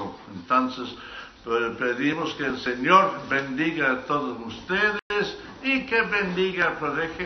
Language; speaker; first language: Spanish; non-native, fluent; English